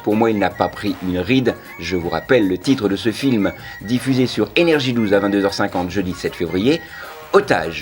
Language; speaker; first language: French; native; French